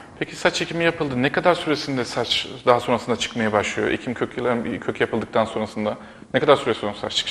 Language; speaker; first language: Turkish; native; Turkish